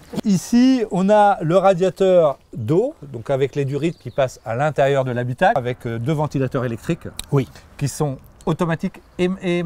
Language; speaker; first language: French; native; French